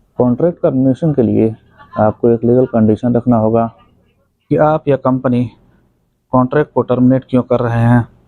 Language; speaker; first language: Hindi; native; Hindi